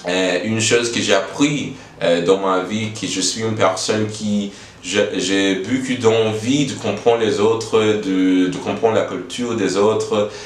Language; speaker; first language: French; non-native, learner; English